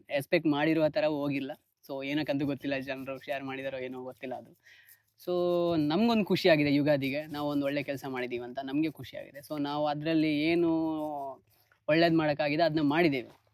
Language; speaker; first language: Kannada; native; Kannada